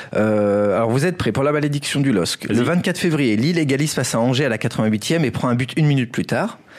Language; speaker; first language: French; native; French